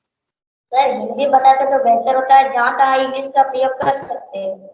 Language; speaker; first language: Hindi; native; Hindi